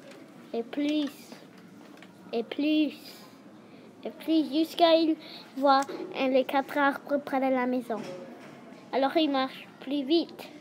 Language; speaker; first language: French; non-native, learner; English